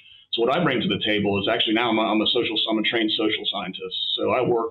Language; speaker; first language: English; native; English